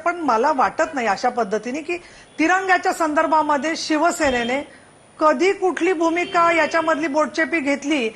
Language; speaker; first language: Marathi; native; Marathi